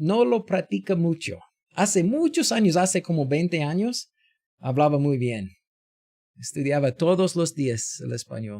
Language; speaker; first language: Spanish; non-native, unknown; English